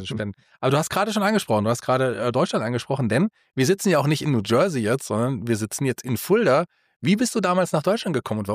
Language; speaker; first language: German; native; German